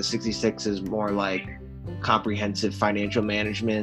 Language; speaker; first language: English; native; English